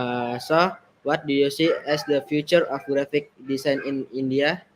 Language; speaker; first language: English; non-native, learner; Indonesian